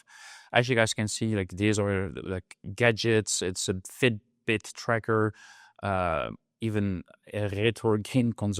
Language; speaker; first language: English; non-native, fluent; Dutch